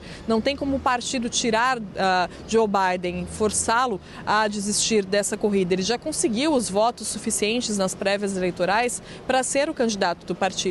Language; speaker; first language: Portuguese; native; Portuguese